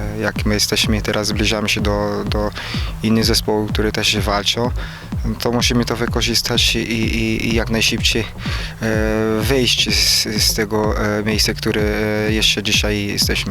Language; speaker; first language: Polish; non-native, learner; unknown